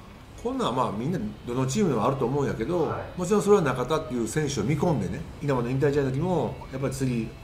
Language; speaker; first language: Japanese; native; Japanese